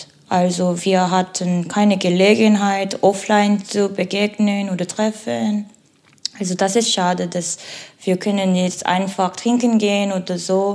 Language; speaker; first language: German; non-native, learner; Korean